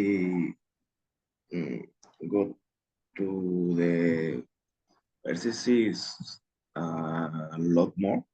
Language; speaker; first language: English; non-native, learner; Spanish